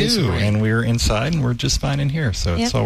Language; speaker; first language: English; native; English